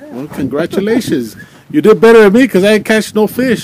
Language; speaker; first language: English; early bilingual, other home language; Spanish